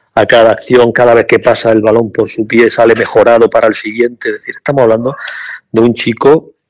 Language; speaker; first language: Spanish; native; Spanish